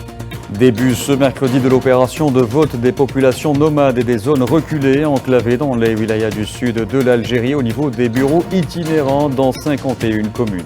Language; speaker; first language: French; non-native, local second language; Arabic